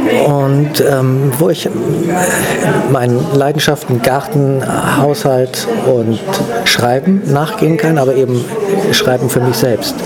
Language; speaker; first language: German; native; German